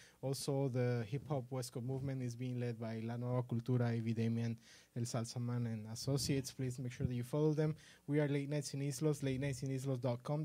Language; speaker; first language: English; early bilingual, other home language; Spanish